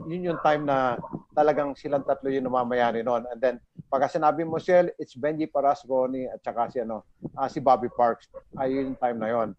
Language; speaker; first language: Filipino; native; Filipino